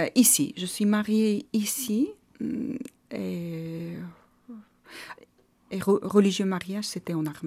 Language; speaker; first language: French; non-native, fluent; Armenian